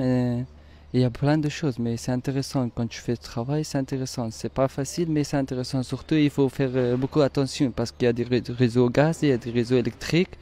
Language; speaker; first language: French; non-native, learner; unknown